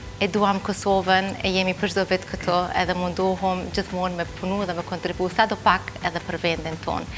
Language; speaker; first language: Albanian; early bilingual, heritage; Albanian